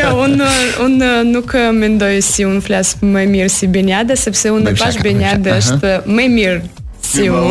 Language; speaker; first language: Albanian; non-native, learner; Belarusian